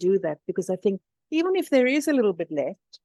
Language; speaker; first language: English; native; English